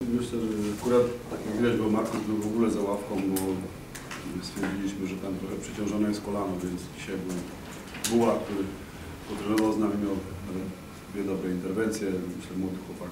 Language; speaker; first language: Polish; native; Polish